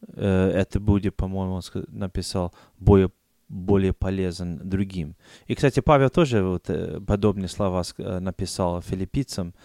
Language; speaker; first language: Russian; non-native, fluent; English